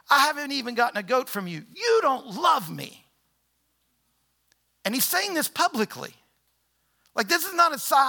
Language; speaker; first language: English; native; English